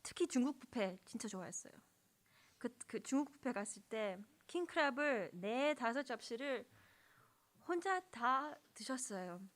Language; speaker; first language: Korean; early bilingual, other home language; English